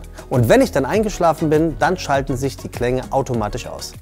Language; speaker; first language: German; native; German